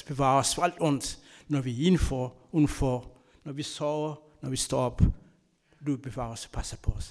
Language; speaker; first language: Danish; non-native, fluent; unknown